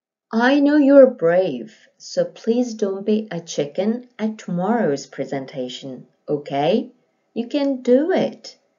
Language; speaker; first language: English; non-native, fluent; Korean